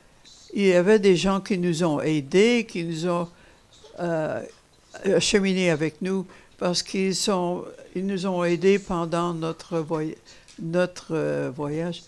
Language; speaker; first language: French; non-native, fluent; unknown